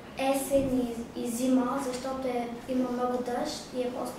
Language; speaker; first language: Bulgarian; early bilingual, other home language; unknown